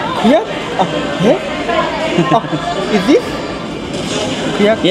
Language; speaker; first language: English; non-native, learner; Japanese